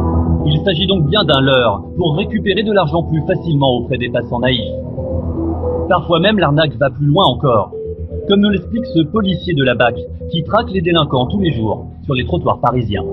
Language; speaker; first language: French; native; French